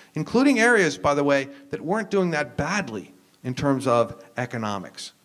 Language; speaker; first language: English; native; English